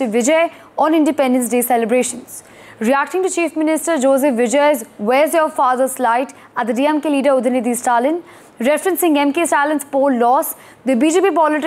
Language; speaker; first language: English; non-native, local second language; Punjabi